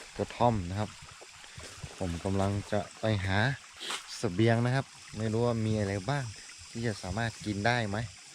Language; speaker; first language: Thai; non-native, local second language; Karen languages